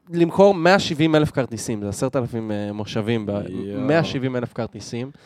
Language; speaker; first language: Hebrew; native; Hebrew